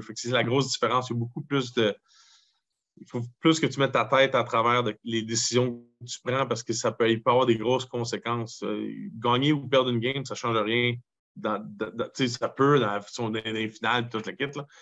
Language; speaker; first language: French; native; French